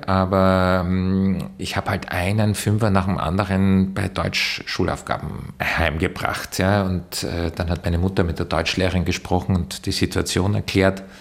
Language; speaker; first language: German; early bilingual, other home language; Turkish